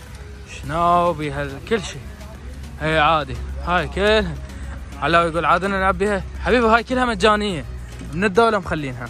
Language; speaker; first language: Arabic; native; Arabic